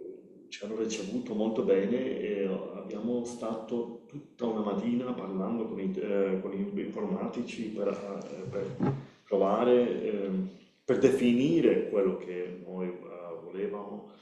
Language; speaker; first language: Italian; non-native, learner; Spanish